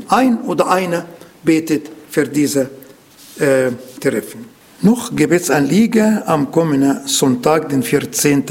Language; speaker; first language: German; non-native, learner; Arabic